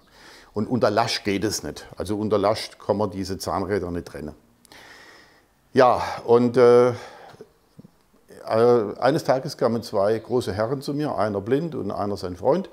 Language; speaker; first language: German; native; German